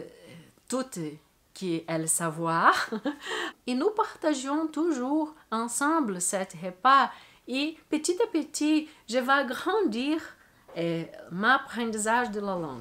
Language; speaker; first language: French; non-native, learner; Portuguese